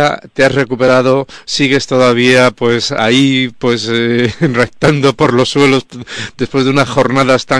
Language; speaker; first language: Spanish; native; Spanish